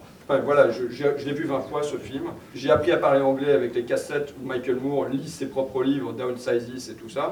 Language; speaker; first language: French; native; French